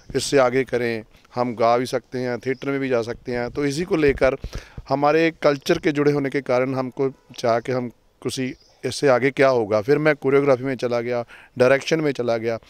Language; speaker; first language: Hindi; non-native, local second language; Punjabi